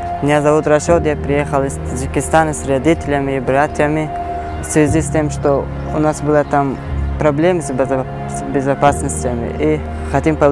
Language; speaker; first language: Russian; non-native, local second language; Tajik